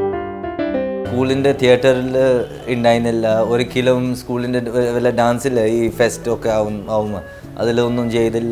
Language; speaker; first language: Malayalam; early bilingual, heritage; Malayalam